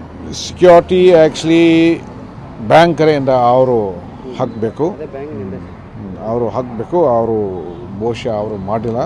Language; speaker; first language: Kannada; non-native, learner; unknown